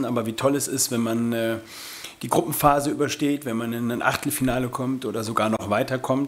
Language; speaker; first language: German; native; German